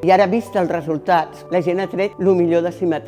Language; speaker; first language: Catalan; native; Catalan